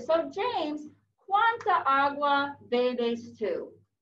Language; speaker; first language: Spanish; non-native, fluent; English